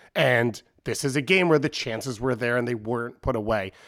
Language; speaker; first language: English; native; English